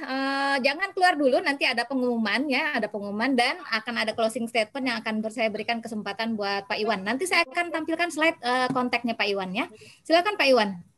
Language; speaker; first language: Indonesian; native; Indonesian